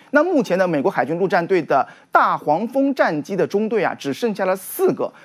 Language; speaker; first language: Chinese; native; Chinese